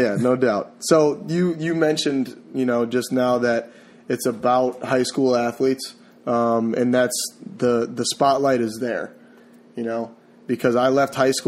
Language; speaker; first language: English; native; English